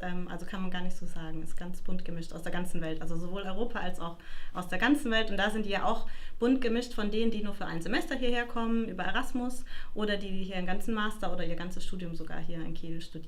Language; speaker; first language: German; native; German